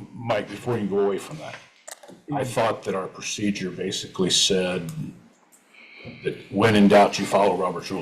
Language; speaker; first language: English; native; English